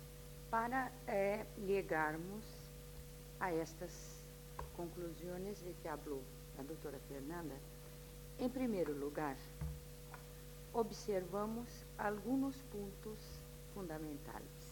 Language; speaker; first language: Spanish; non-native, fluent; Portuguese